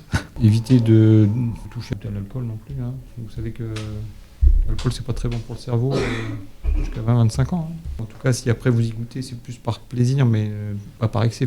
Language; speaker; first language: French; native; French